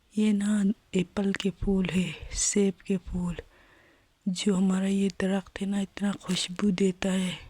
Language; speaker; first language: Urdu; non-native, local second language; Shina